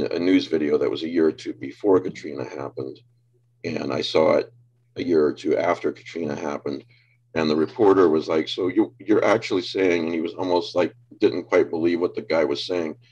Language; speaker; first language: English; native; English